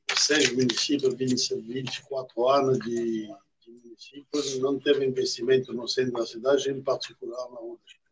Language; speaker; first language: Portuguese; non-native, fluent; French